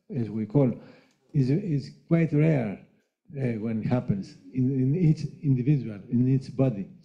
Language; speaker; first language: English; non-native, fluent; Greek